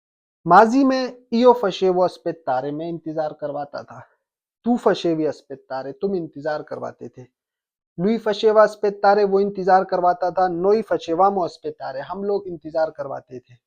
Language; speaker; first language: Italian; non-native, fluent; Urdu